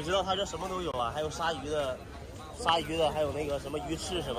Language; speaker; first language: Chinese; native; Chinese